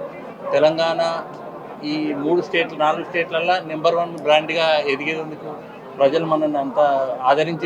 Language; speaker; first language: Telugu; native; Telugu